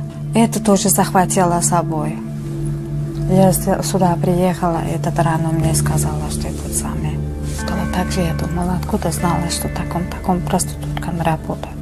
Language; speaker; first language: Russian; non-native, learner; Uzbek